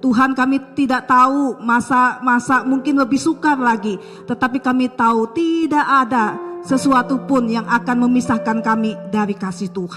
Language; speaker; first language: Malay; native; Malay